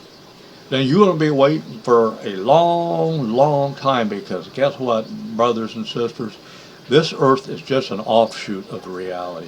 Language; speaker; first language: English; native; English